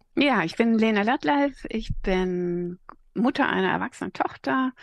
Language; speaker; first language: German; native; German